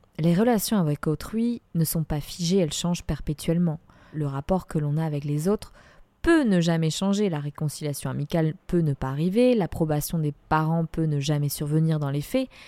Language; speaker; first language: French; non-native, fluent; Spanish